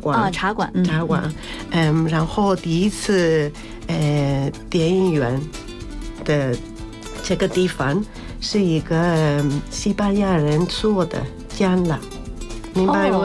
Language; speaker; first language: Chinese; non-native, fluent; Spanish